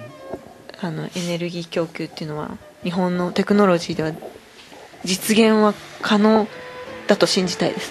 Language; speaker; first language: Japanese; native; Japanese